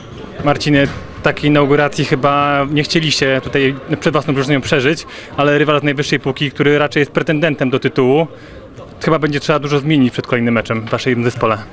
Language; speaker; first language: Polish; native; Polish